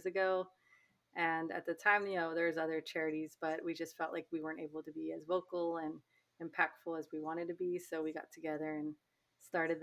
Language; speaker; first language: English; native; English